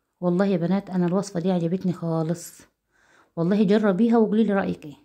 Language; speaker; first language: Arabic; native; Arabic